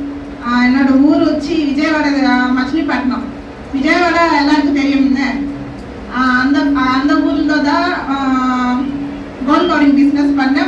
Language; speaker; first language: Tamil; non-native, learner; Telugu